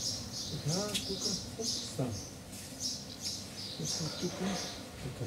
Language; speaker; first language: Bulgarian; non-native, learner; Russian